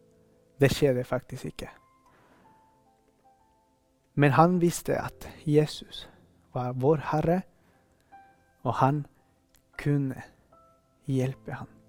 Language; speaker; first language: Norwegian; non-native, fluent; Spanish